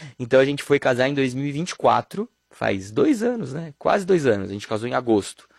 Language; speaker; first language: Portuguese; native; Portuguese